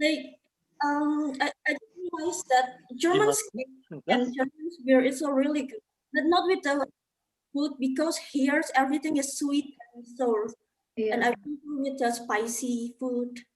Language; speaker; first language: English; non-native, learner; Indonesian